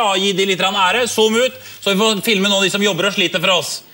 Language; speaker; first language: Norwegian; native; Norwegian